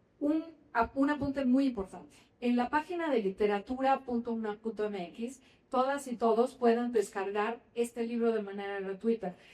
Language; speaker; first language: Spanish; native; Spanish